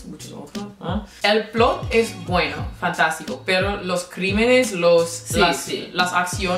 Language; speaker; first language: Spanish; non-native, learner; English